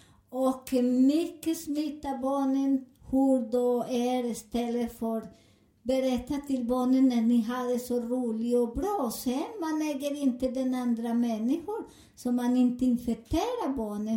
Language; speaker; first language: Swedish; non-native, learner; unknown